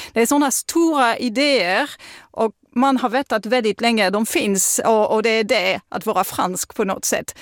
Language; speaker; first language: Swedish; non-native, fluent; French